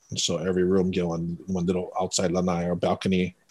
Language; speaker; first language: English; native; English